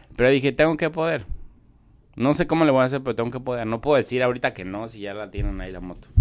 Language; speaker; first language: Spanish; native; Spanish